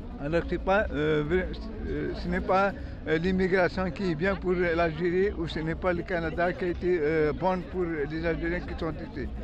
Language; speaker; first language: French; non-native, local second language; Kabyle